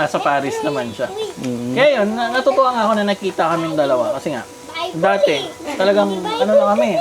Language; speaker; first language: Filipino; native; Filipino